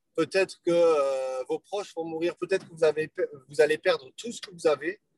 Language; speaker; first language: French; native; French